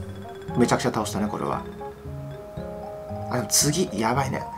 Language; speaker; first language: Japanese; native; Japanese